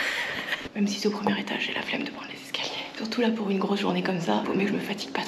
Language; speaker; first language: French; native; French